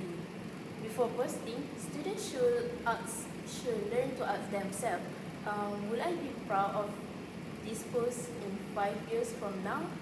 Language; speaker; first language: English; non-native, local second language; Malay